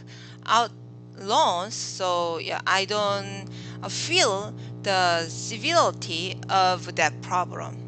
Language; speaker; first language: English; non-native, learner; Korean